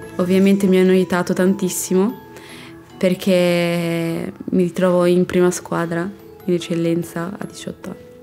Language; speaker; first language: Italian; early bilingual, other home language; Arabic